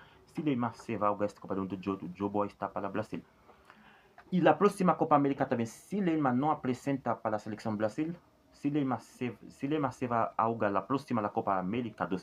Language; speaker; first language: Spanish; non-native, learner; Haitian Creole